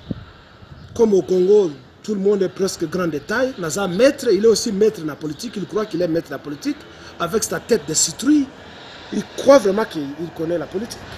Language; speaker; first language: French; non-native, local second language; Lingala